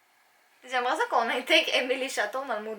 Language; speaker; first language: French; native; French